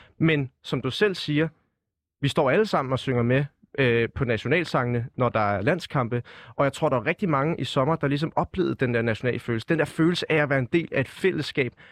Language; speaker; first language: Danish; native; Danish